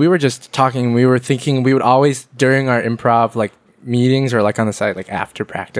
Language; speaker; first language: English; early bilingual, other home language; Vietnamese